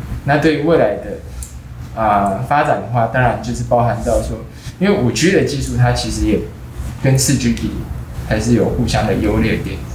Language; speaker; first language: Chinese; native; Chinese